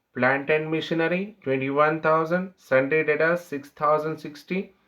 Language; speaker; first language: English; non-native, local second language; Kannada